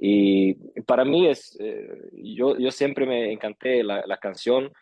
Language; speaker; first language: Spanish; early bilingual, heritage; Swedish